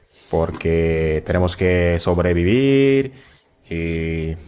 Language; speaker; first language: Spanish; non-native, fluent; Indonesian